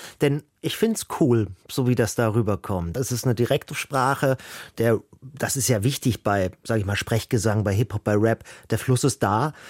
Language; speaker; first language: German; native; German